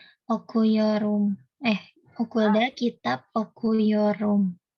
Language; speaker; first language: Turkish; non-native, learner; Indonesian